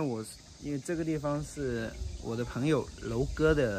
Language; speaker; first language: Chinese; native; Chinese